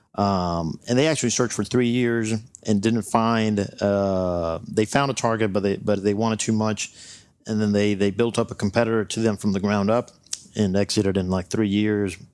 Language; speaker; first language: English; non-native, local second language; Spanish